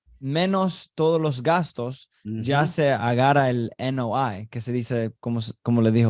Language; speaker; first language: Spanish; early bilingual, heritage; Spanish